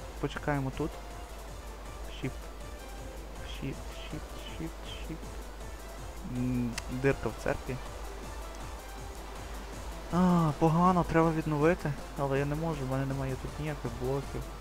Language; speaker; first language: Ukrainian; native; Ukrainian